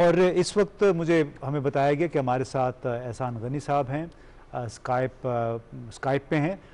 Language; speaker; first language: Urdu; native; Urdu